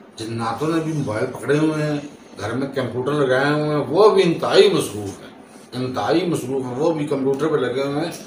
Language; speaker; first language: Urdu; non-native, local second language; Punjabi